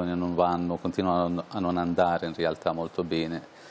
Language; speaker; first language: Italian; non-native, fluent; Arabic